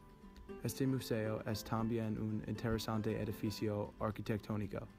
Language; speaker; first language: Spanish; non-native, learner; English